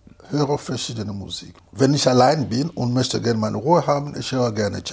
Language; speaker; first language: German; non-native, fluent; Lingala